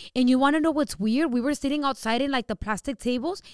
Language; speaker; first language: English; early bilingual, other home language; Spanish